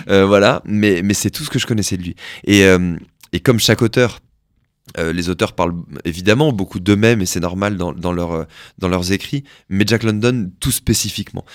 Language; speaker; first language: French; native; French